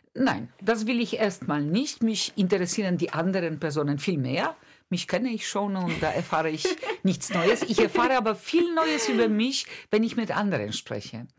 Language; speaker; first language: German; non-native, fluent; Polish